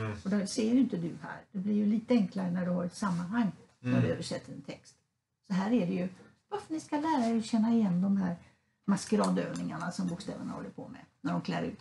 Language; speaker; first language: Swedish; native; Swedish